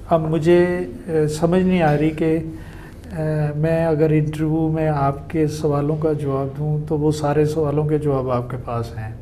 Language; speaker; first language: Hindi; native; Hindi